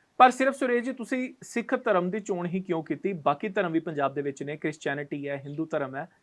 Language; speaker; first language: Punjabi; native; Punjabi